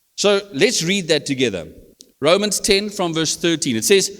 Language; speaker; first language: English; non-native, local second language; Afrikaans